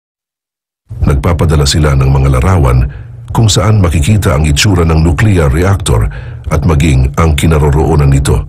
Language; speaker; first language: Filipino; native; Filipino